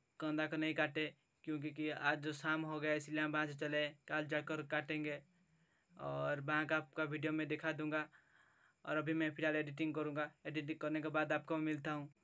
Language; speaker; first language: Hindi; non-native, local second language; Odia